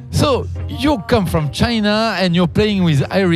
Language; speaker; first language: English; non-native, learner; French